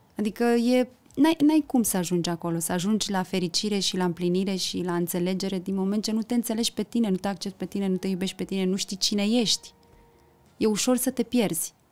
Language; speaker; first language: Romanian; early bilingual, heritage; Romanian